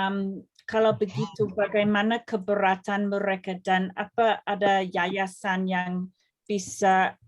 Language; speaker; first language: Indonesian; non-native, fluent; English